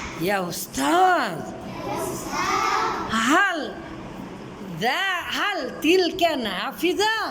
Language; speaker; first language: Arabic; non-native, fluent; Bangla